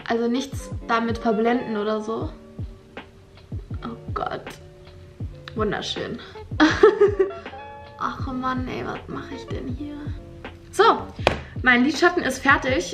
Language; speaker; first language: German; native; German